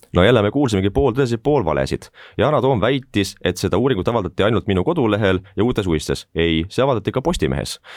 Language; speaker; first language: Estonian; native; Estonian